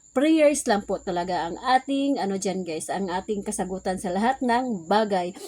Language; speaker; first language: Filipino; non-native, local second language; Cebuano